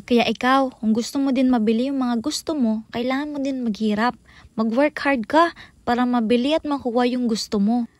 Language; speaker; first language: Filipino; non-native, local second language; Hiligaynon